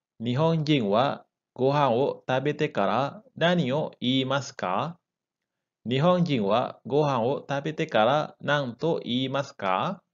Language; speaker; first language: Japanese; non-native, learner; Indonesian